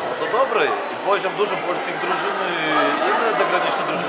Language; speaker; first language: Polish; non-native, learner; Russian